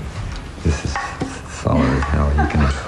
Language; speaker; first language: English; native; English